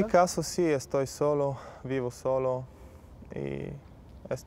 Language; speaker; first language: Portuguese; non-native, learner; Spanish